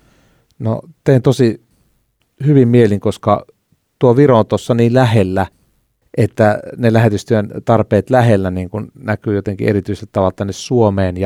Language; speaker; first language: Finnish; native; Finnish